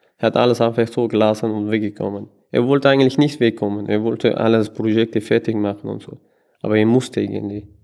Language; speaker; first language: German; non-native, learner; Persian